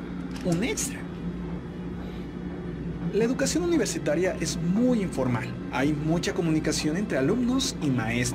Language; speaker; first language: Spanish; native; Spanish